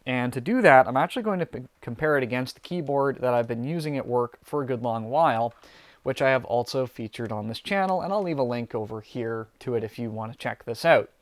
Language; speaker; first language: English; native; English